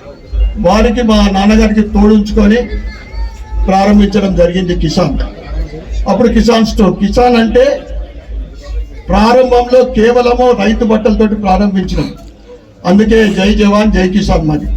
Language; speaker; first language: Telugu; native; Telugu